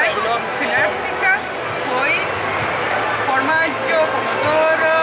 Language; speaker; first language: Italian; non-native, learner; Turkish